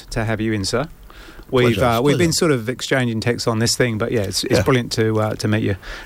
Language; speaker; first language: English; native; English